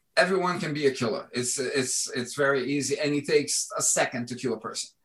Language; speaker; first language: English; non-native, fluent; Portuguese